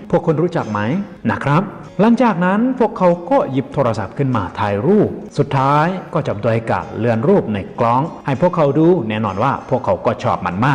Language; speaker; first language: Thai; native; Thai